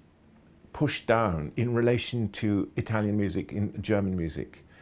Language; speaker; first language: English; native; English